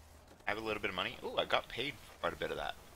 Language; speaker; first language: English; native; English